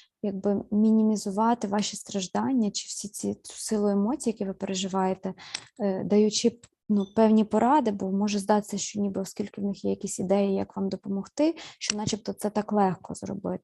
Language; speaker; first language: Ukrainian; native; Ukrainian